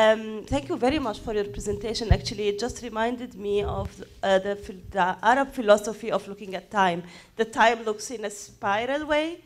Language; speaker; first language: English; non-native, fluent; Arabic